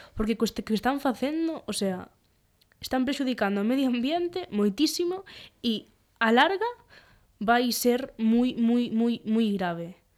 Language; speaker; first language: Galician; non-native, local second language; Spanish